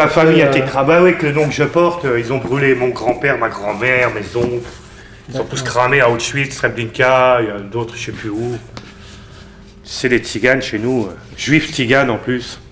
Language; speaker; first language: French; native; French